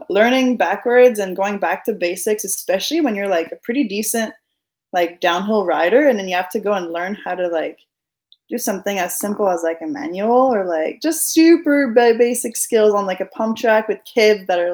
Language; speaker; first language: English; non-native, fluent; French